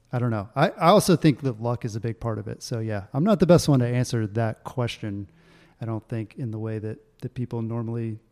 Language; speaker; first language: English; native; English